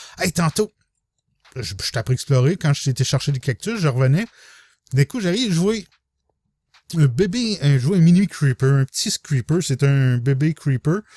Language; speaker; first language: French; native; French